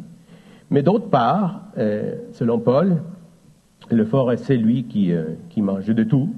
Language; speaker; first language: French; native; French